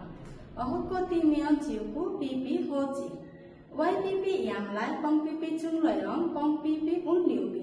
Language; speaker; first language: Cantonese; non-native, learner; Bangla